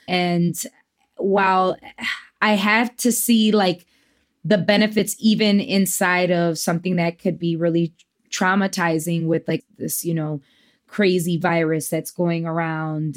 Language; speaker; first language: English; early bilingual, other home language; Spanish